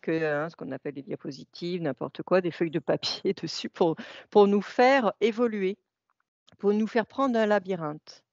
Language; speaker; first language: French; native; French